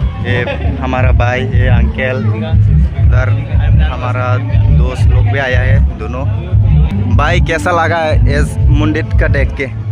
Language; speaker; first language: Hindi; non-native, local second language; Kok Borok